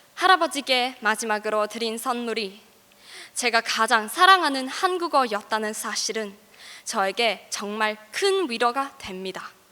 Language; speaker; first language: Korean; non-native, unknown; Cantonese